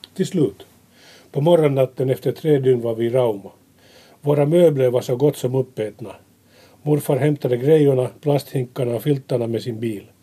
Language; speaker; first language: Swedish; native; Swedish